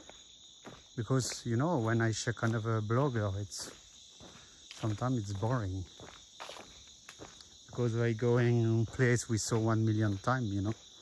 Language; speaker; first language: English; non-native, learner; French